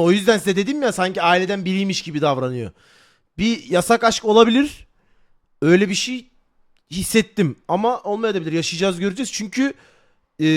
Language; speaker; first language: Turkish; native; Turkish